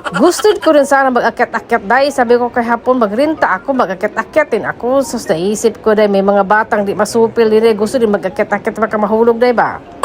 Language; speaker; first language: Filipino; native; Filipino